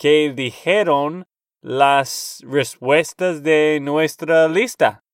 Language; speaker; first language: Spanish; non-native, learner; English